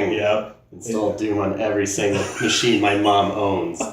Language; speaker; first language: English; native; English